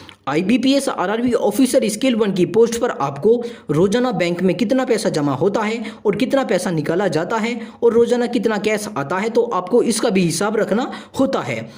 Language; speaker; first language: Hindi; native; Hindi